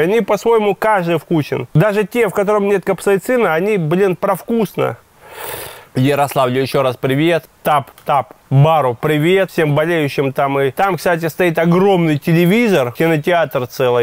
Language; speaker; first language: Russian; native; Russian